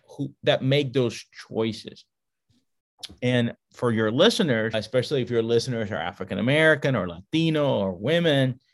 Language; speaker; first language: English; early bilingual, other home language; Spanish